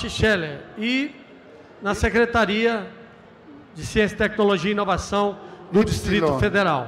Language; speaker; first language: Portuguese; native; Portuguese